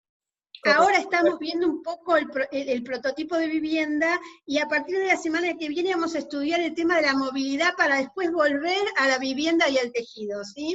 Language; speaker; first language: Spanish; native; Spanish